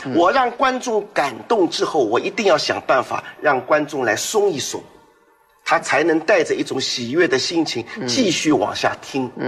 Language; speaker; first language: Chinese; non-native, local second language; Wu Chinese